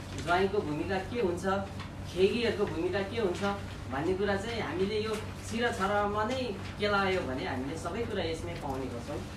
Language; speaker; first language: Nepali; non-native, local second language; Gurung